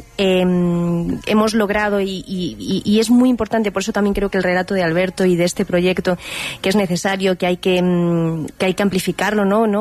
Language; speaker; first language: Spanish; native; Spanish